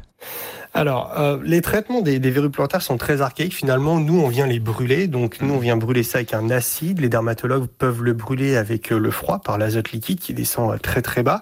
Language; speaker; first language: French; native; French